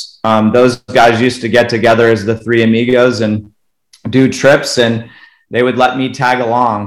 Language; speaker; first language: English; native; English